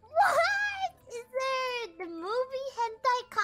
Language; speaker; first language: English; non-native, learner; Japanese